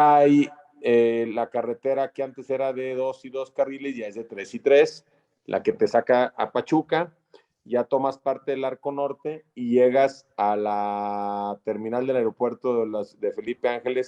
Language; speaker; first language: Spanish; native; Spanish